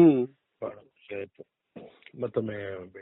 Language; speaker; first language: Kannada; native; Kannada